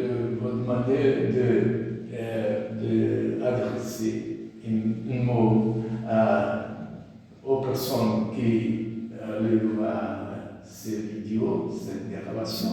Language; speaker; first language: French; non-native, learner; Portuguese